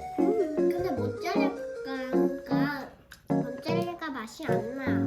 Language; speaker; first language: Korean; early bilingual, heritage; Korean